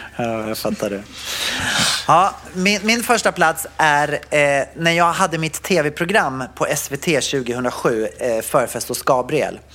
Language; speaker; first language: Swedish; native; Swedish